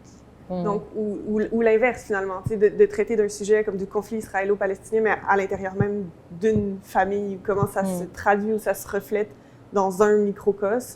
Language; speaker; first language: French; native; French